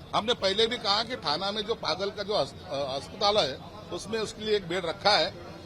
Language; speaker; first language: Hindi; non-native, local second language; Marathi